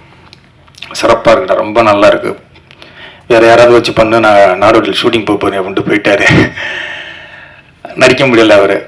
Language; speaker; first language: Tamil; native; Tamil